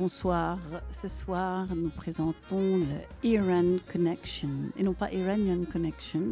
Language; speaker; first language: French; non-native, fluent; Arabic